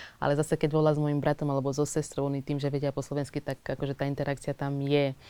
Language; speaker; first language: Slovak; early bilingual, other home language; Portuguese